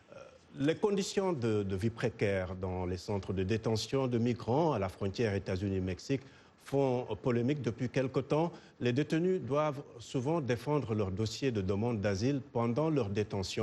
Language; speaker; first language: French; native; French